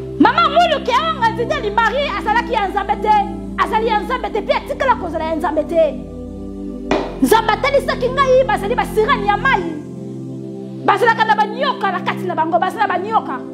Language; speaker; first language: Lingala; non-native, local second language; Kongo